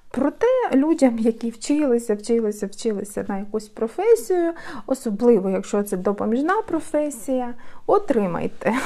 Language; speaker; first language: Ukrainian; native; Ukrainian